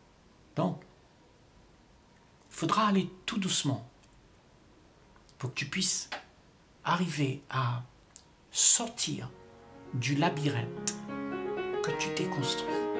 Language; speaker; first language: French; native; French